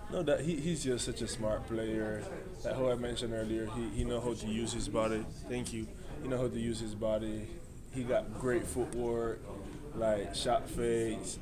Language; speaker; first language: English; non-native, fluent; Spanish